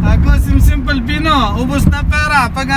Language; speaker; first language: Filipino; non-native, learner; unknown